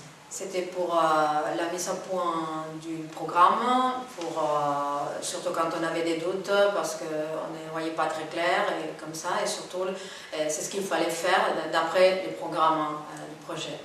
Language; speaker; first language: French; non-native, fluent; Spanish